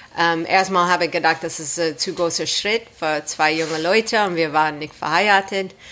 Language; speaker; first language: German; non-native, fluent; English